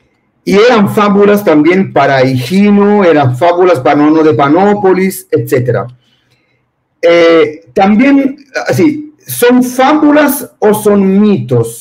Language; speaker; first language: Spanish; non-native, fluent; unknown